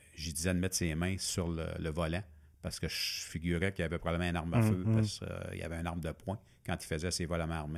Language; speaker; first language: French; native; French